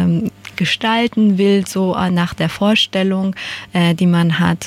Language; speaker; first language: German; non-native, fluent; Persian